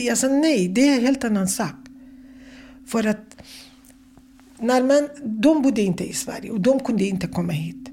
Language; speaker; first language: Swedish; non-native, fluent; Kurdish